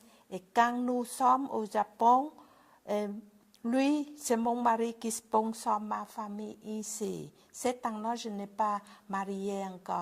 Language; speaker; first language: French; non-native, learner; Vietnamese